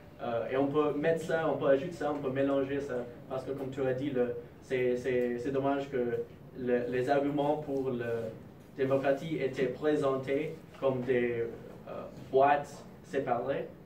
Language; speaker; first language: French; non-native, fluent; English